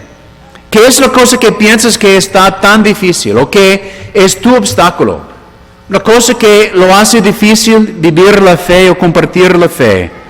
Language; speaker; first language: Spanish; non-native, fluent; English